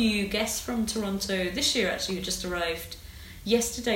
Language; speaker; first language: English; native; English